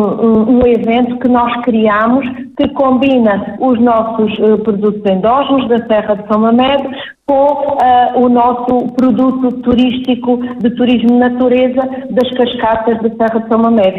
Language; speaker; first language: Portuguese; native; Portuguese